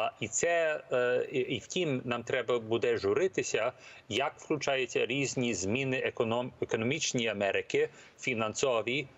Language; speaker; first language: Ukrainian; early bilingual, heritage; English